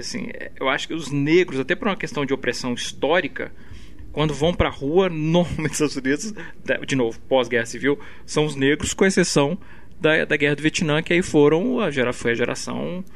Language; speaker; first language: Portuguese; native; Portuguese